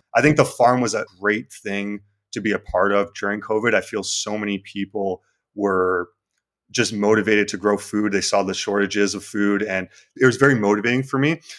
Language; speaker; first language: English; native; English